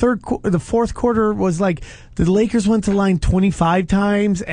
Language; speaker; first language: English; native; English